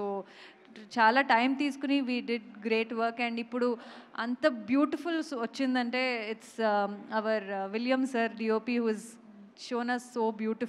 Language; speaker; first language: Telugu; non-native, local second language; Kannada